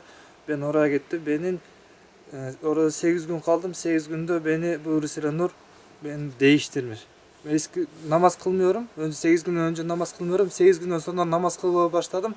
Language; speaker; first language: Turkish; non-native, learner; Kyrgyz